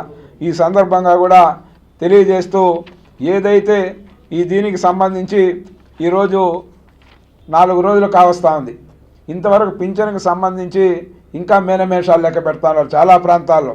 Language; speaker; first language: Telugu; native; Telugu